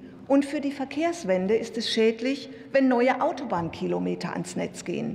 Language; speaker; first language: German; native; German